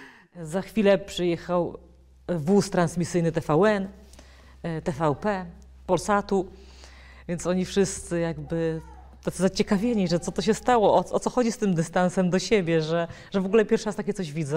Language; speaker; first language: Polish; native; Polish